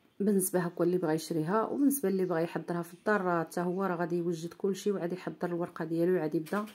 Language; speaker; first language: Arabic; native; Arabic